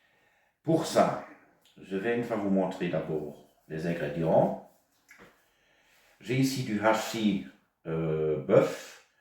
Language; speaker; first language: French; non-native, local second language; German